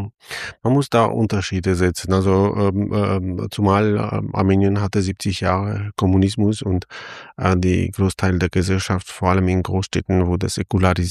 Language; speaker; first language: German; non-native, fluent; Armenian